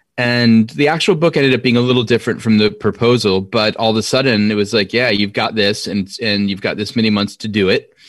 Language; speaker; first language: English; native; English